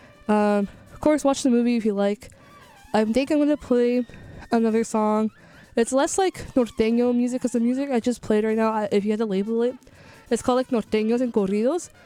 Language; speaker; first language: English; early bilingual, other home language; Spanish